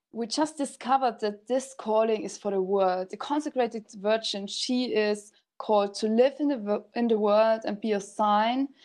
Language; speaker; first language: English; non-native, fluent; German